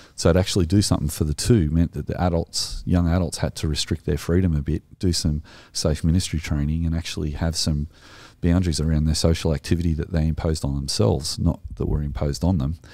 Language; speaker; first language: English; native; English